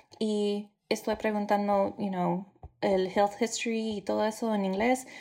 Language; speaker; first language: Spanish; early bilingual, heritage; Spanish